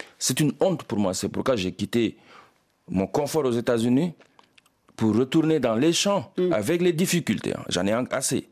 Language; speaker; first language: French; non-native, local second language; Wolof